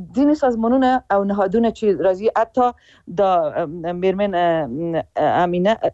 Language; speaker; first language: Pashto; non-native, local second language; Persian